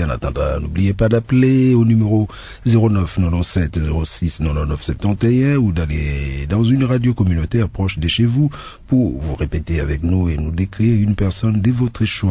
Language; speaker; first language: French; native; French